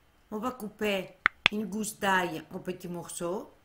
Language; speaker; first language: French; non-native, fluent; Greek